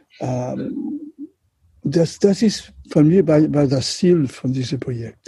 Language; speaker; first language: German; non-native, learner; Catalan